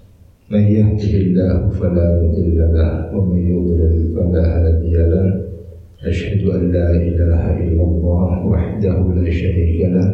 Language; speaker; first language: Arabic; non-native, fluent; Indonesian